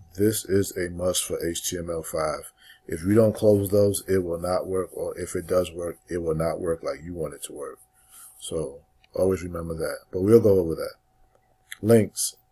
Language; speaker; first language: English; native; English